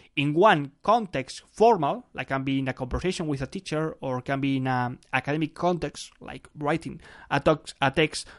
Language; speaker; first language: English; non-native, fluent; Spanish